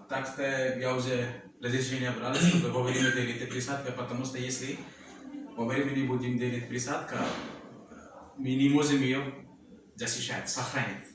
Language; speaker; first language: Russian; non-native, learner; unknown